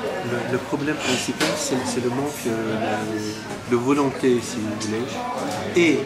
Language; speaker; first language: French; non-native, fluent; Persian